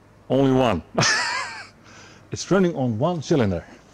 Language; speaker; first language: English; non-native, learner; Dutch